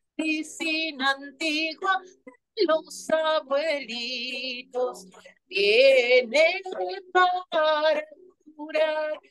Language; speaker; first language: Spanish; native; Spanish